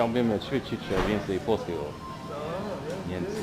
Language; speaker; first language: Polish; non-native, learner; English